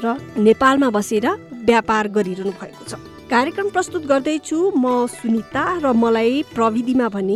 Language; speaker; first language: Nepali; native; Nepali